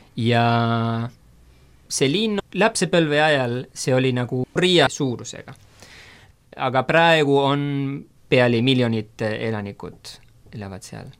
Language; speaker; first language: Estonian; non-native, fluent; Spanish